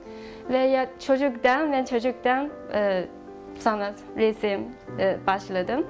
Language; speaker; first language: Turkish; non-native, learner; Chinese